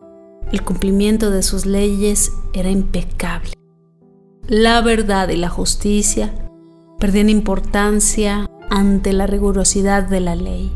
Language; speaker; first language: Spanish; native; Spanish